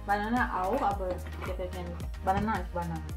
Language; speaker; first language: German; non-native, learner; Thai